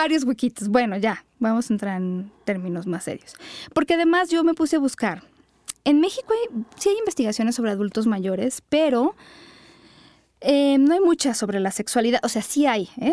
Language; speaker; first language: Spanish; native; Spanish